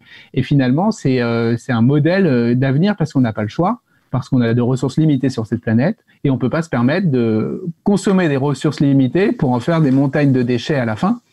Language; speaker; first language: French; native; French